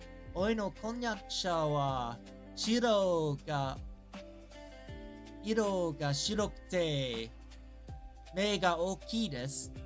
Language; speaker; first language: Japanese; non-native, learner; English